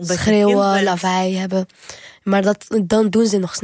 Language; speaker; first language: Dutch; early bilingual, other home language; Arabic